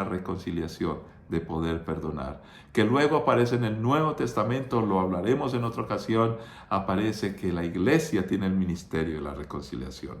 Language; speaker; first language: Spanish; native; Spanish